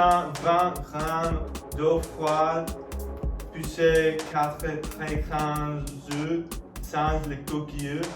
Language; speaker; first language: French; non-native, learner; English